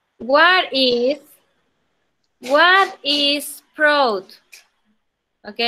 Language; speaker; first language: English; non-native, learner; Spanish